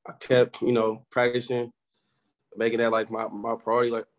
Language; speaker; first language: English; native; English